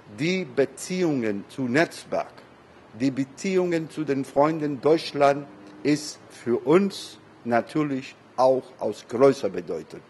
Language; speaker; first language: German; non-native, learner; Spanish